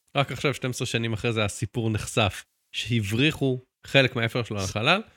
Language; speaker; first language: Hebrew; native; Hebrew